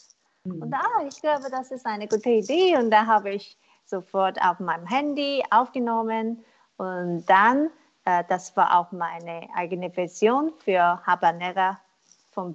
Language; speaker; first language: German; non-native, learner; Korean